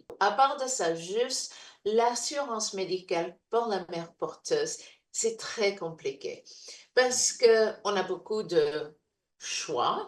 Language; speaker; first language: French; non-native, fluent; English